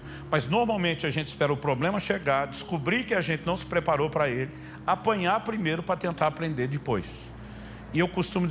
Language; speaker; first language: Portuguese; native; Portuguese